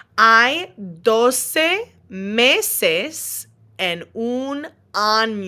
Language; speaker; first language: Spanish; non-native, fluent; English